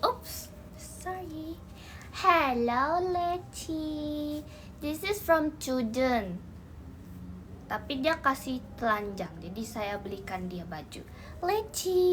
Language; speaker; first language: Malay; non-native, learner; Indonesian